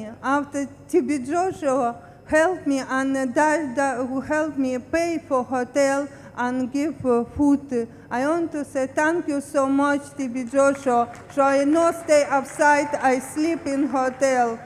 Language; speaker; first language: English; non-native, learner; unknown